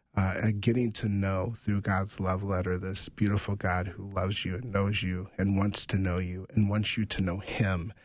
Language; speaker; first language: English; native; English